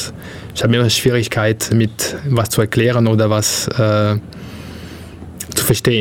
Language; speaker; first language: German; non-native, fluent; Italian